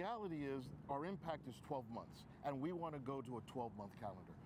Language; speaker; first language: English; early bilingual, other home language; Spanish